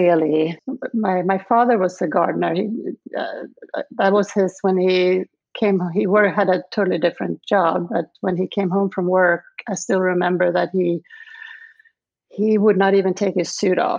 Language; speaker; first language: English; non-native, fluent; Swedish